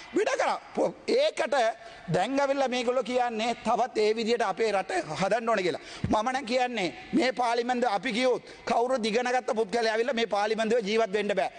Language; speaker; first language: Sinhala; non-native, local second language; Tamil